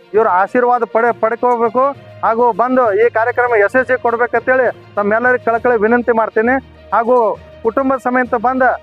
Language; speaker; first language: Kannada; native; Kannada